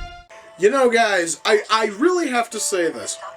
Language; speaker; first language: English; native; English